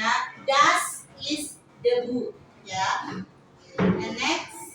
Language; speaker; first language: English; non-native, learner; Indonesian